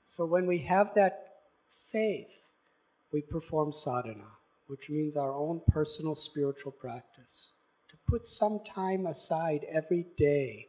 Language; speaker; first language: English; native; English